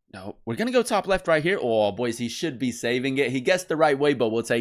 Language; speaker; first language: English; native; English